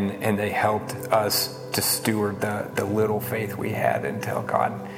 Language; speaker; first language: English; native; English